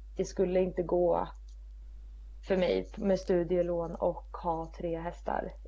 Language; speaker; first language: Swedish; native; Swedish